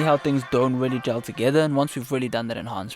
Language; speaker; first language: English; native; English